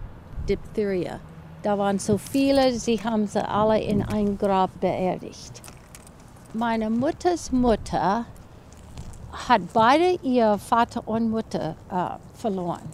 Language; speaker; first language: German; early bilingual, heritage; English